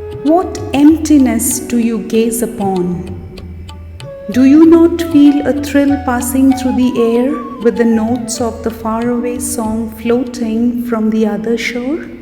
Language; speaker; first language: English; non-native, local second language; Bangla